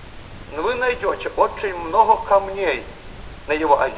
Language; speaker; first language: Polish; non-native, learner; Russian